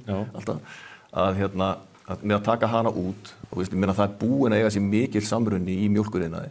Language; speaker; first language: Icelandic; native; Icelandic